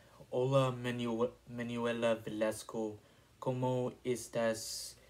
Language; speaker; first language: Spanish; non-native, learner; English